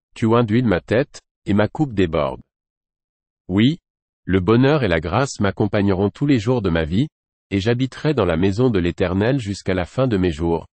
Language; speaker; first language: French; non-native, local second language; Haitian Creole